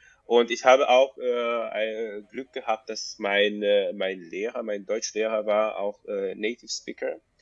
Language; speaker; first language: German; non-native, fluent; Russian